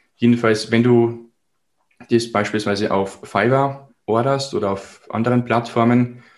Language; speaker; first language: German; native; German